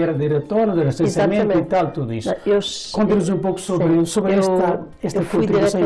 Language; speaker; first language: Portuguese; non-native, local second language; Tetum